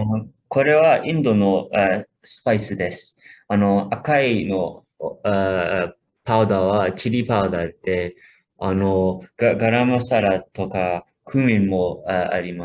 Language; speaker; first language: Japanese; non-native, fluent; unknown